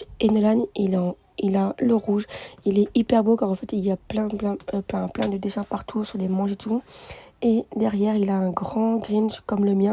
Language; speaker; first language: French; native; French